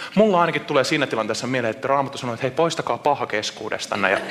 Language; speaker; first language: Finnish; native; Finnish